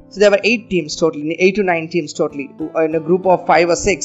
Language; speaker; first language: English; non-native, local second language; Tamil